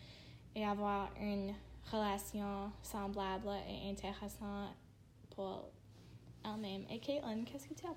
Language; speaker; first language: French; non-native, learner; English